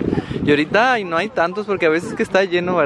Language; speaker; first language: Spanish; native; Spanish